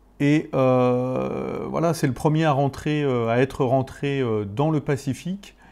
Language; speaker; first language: French; native; French